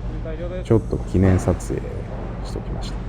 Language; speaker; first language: Japanese; native; Japanese